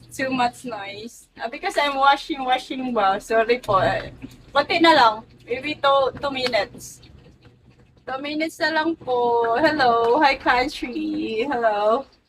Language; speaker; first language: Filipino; non-native, local second language; Cebuano